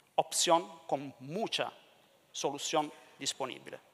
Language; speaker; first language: Spanish; non-native, learner; Italian